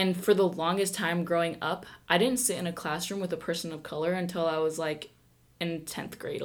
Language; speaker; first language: English; early bilingual, other home language; Spanish